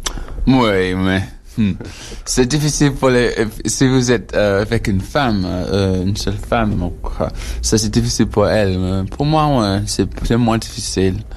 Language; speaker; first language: French; non-native, learner; English